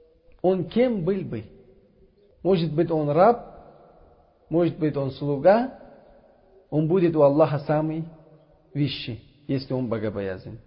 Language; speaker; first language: Russian; non-native, learner; Uzbek